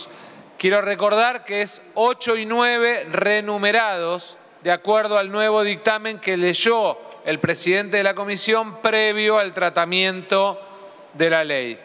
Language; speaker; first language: Spanish; native; Spanish